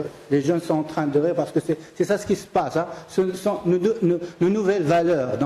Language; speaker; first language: French; non-native, local second language; Arabic